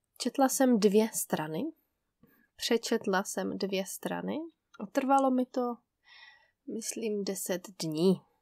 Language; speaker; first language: Czech; native; Czech